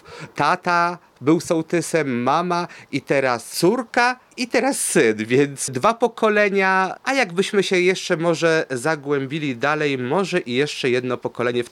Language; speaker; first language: Polish; native; Polish